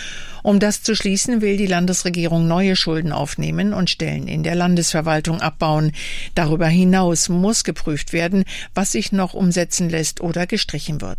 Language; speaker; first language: German; native; German